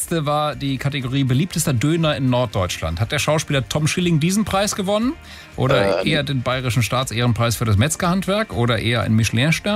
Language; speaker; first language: German; native; German